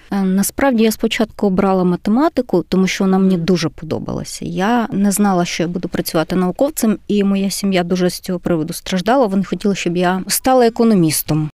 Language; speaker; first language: Ukrainian; native; Ukrainian